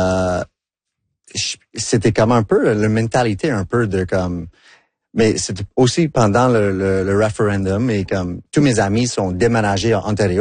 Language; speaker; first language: French; non-native, local second language; English